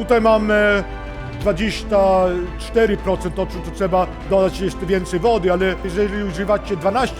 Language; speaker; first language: Polish; non-native, learner; Swedish